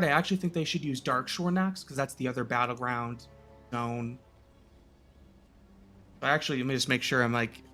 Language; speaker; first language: English; native; English